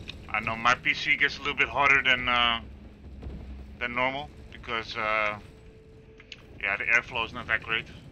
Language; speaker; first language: English; non-native, fluent; Dutch